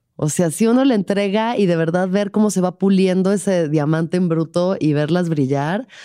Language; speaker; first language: Spanish; native; Spanish